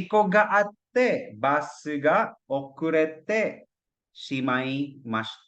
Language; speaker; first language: Japanese; non-native, fluent; Cebuano